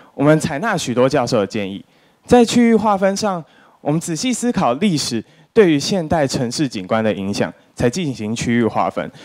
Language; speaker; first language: Chinese; native; Chinese